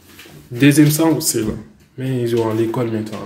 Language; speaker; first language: French; non-native, learner; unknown